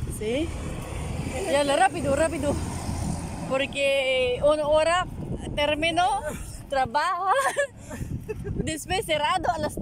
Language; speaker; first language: Spanish; non-native, learner; Filipino